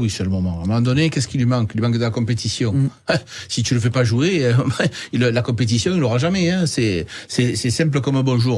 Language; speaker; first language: French; native; French